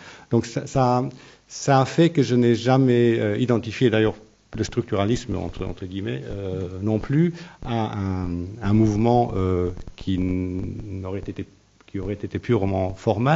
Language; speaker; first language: French; non-native, local second language; Luxembourgish